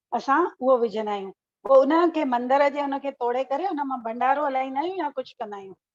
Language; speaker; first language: Sindhi; early bilingual, heritage; Sindhi